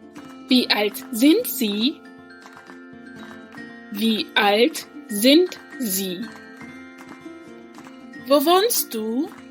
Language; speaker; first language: German; non-native, fluent; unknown